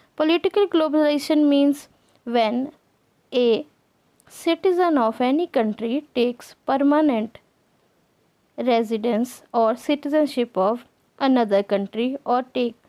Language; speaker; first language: English; non-native, local second language; Punjabi